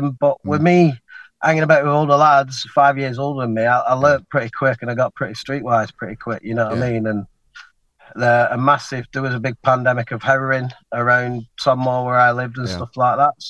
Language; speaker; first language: English; native; English